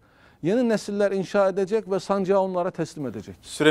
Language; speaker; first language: Turkish; native; Turkish